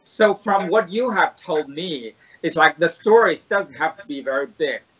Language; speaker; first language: English; non-native, fluent; Chinese